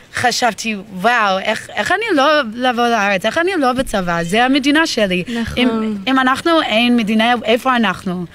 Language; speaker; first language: Hebrew; non-native, learner; English